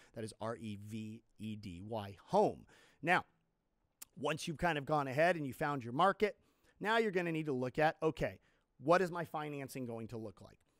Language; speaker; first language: English; native; English